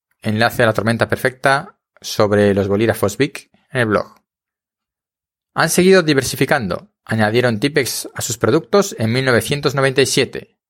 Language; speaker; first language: Spanish; native; Spanish